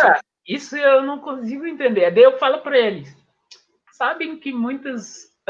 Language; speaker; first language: Portuguese; non-native, fluent; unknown